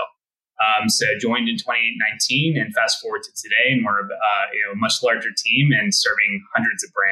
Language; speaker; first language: English; native; English